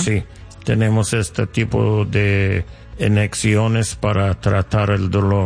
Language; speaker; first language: Spanish; non-native, learner; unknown